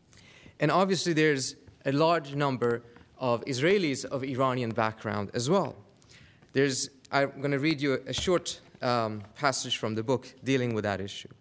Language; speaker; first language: English; non-native, fluent; Persian